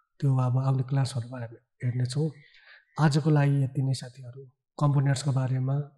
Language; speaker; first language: Nepali; native; Nepali